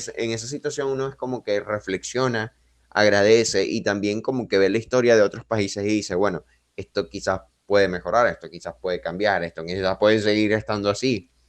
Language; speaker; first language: Spanish; native; Spanish